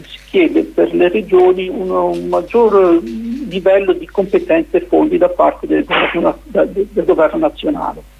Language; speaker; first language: Italian; native; Italian